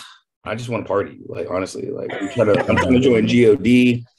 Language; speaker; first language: English; native; English